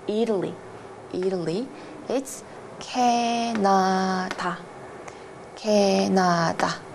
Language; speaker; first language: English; non-native, fluent; Korean